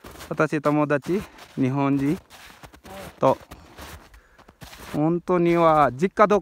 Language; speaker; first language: Japanese; non-native, learner; Hindi